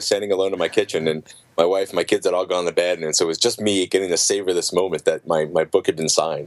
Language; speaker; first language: English; native; English